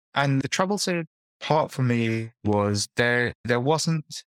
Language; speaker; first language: English; native; English